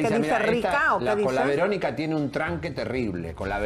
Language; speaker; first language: Spanish; native; Spanish